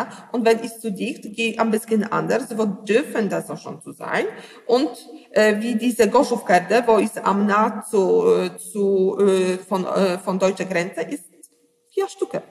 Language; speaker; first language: German; non-native, learner; Polish